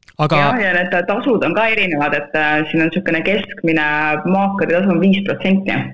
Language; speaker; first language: Estonian; native; Estonian